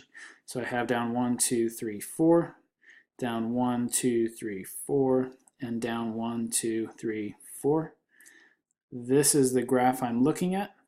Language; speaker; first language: English; native; English